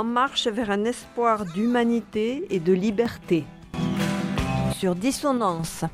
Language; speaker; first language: French; native; French